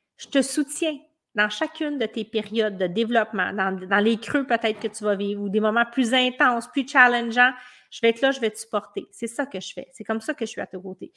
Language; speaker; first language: French; native; French